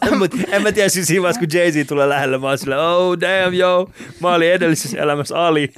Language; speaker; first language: Finnish; early bilingual, other home language; Persian